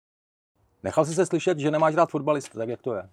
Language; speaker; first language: Czech; native; Czech